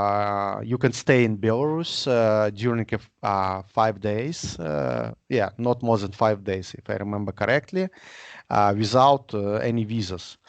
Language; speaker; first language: English; non-native, learner; Russian